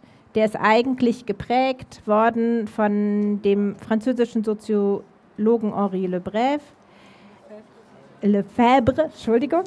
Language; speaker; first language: German; native; German